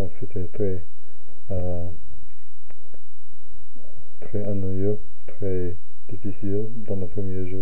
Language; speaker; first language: French; non-native, learner; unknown